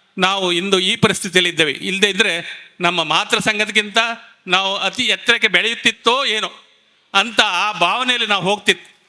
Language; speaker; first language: Kannada; native; Kannada